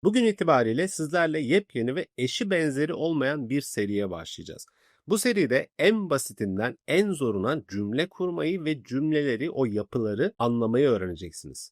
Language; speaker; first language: Turkish; native; Turkish